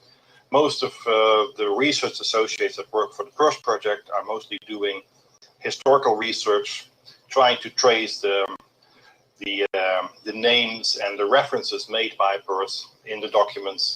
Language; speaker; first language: English; non-native, fluent; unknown